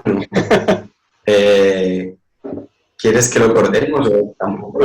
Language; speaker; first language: Spanish; native; Spanish